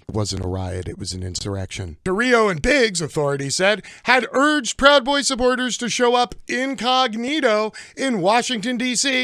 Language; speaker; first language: English; native; English